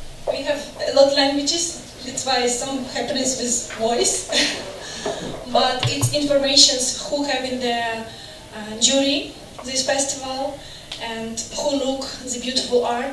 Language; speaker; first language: English; non-native, learner; Russian